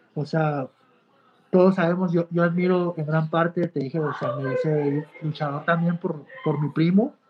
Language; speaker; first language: Spanish; native; Spanish